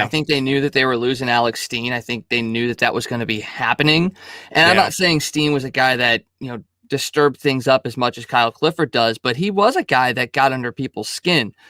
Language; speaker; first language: English; native; English